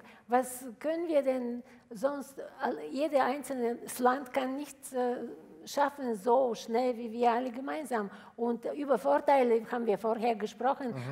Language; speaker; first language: German; non-native, fluent; Bulgarian